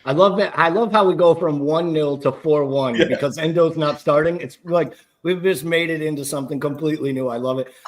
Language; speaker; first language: English; native; English